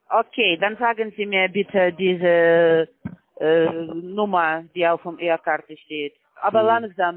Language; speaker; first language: German; non-native, learner; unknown